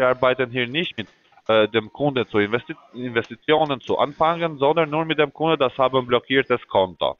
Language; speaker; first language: German; non-native, fluent; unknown